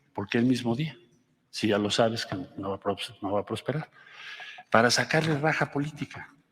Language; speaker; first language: Spanish; native; Spanish